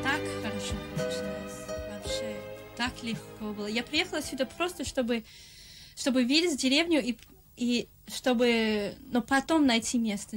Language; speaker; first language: Russian; non-native, fluent; English